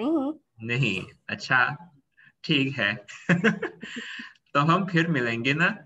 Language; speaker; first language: Hindi; non-native, fluent; Indonesian